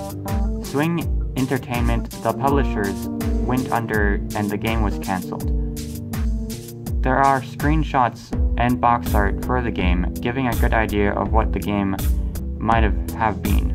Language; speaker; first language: English; native; English